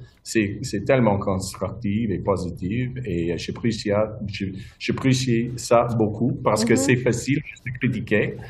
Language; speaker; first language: French; non-native, local second language; English